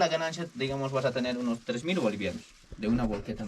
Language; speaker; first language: Spanish; native; Spanish